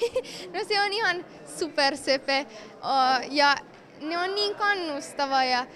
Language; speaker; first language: Finnish; non-native, local second language; Swedish